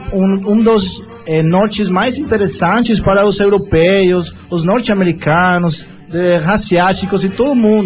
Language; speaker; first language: Portuguese; non-native, fluent; Spanish